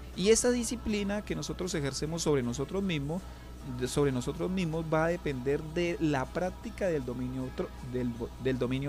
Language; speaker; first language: Spanish; native; Spanish